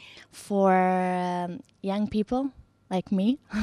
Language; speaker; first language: English; non-native, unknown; Italian